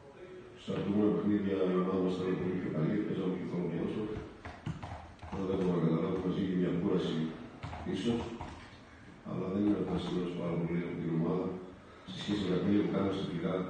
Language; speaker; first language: Greek; non-native, learner; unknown